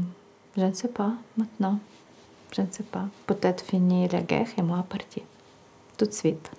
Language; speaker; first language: French; non-native, learner; Ukrainian